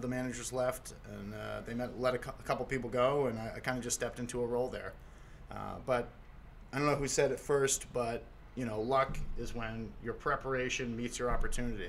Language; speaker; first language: English; native; English